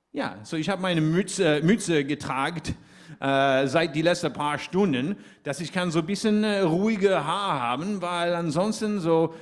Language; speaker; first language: German; non-native, fluent; English